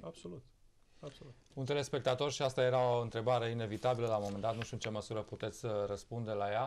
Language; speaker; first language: Romanian; native; Romanian